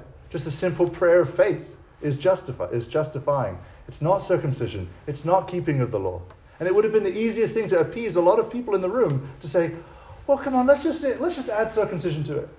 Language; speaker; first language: English; native; English